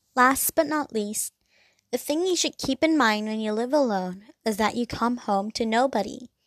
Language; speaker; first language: English; non-native, local second language; Cantonese